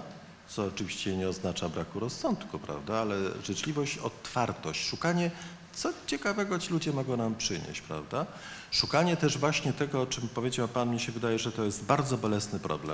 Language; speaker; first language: Polish; native; Polish